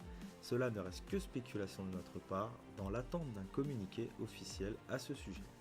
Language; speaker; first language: French; native; French